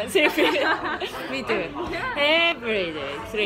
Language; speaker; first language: English; non-native, learner; Japanese